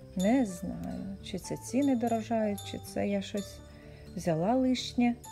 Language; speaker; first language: Ukrainian; non-native, local second language; Russian